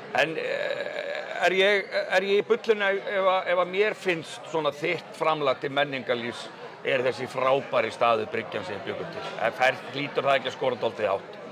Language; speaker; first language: Icelandic; native; Icelandic